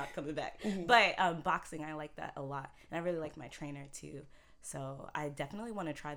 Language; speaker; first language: English; early bilingual, other home language; Haitian Creole